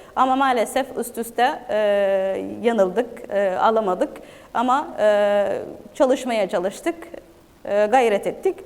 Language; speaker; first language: Turkish; non-native, fluent; Arabic